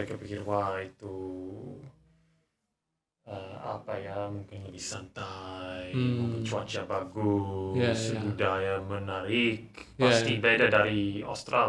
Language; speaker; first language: Indonesian; non-native, learner; English